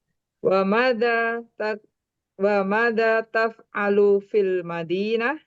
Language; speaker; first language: Arabic; non-native, learner; Indonesian